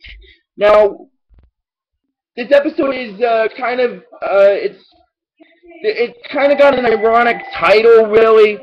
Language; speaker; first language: English; native; English